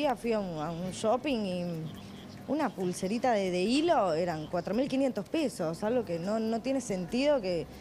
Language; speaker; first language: Spanish; native; Spanish